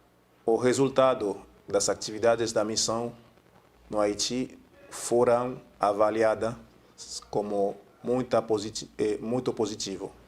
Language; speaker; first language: Portuguese; non-native, fluent; Haitian Creole